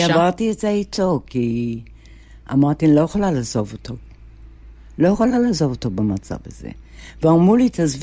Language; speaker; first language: Hebrew; non-native, fluent; English